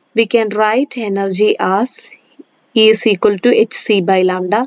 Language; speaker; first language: English; non-native, local second language; Malayalam